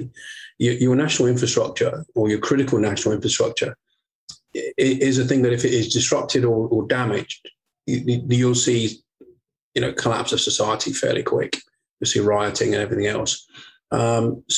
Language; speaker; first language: English; native; English